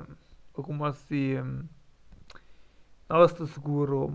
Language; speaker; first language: Portuguese; non-native, learner; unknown